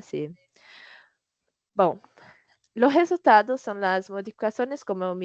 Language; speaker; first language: Spanish; non-native, learner; Portuguese